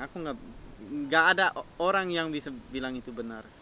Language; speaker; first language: Indonesian; non-native, learner; Dutch